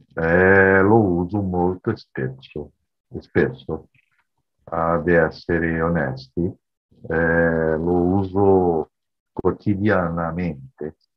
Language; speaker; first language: Italian; non-native, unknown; Portuguese